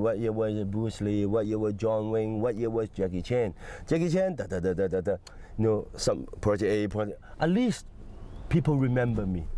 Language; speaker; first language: English; non-native, fluent; Cantonese